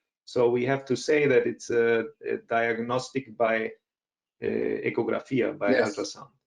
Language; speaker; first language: English; non-native, fluent; Spanish